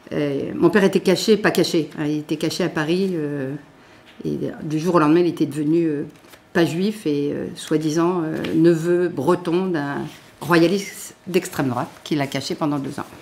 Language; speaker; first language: French; native; French